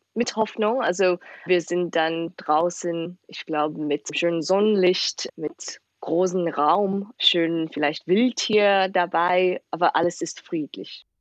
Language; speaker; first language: German; non-native, fluent; Chinese